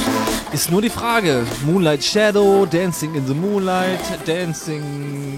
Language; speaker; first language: German; native; German